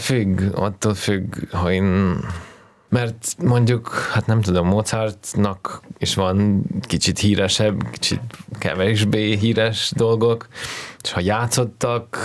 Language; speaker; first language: Hungarian; non-native, fluent; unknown